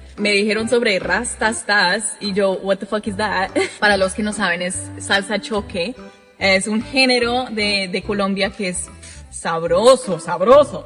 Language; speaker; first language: Spanish; non-native, fluent; English